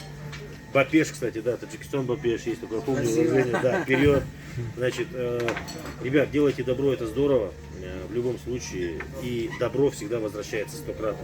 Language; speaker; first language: Russian; native; Russian